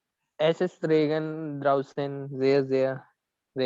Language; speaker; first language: German; non-native, learner; Punjabi